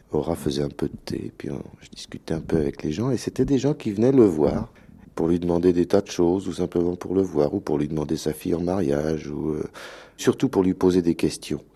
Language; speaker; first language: French; native; French